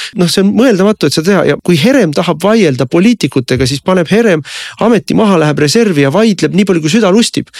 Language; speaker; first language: Estonian; native; Estonian